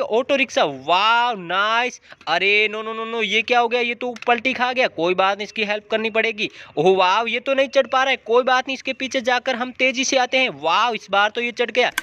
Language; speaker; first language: Hindi; native; Hindi